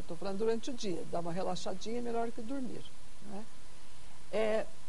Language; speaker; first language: Portuguese; native; Portuguese